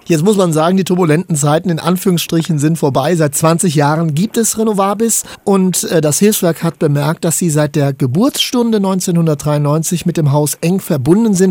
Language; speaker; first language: German; native; German